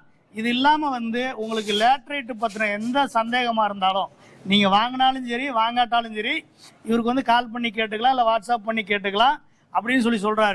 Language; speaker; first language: Tamil; native; Tamil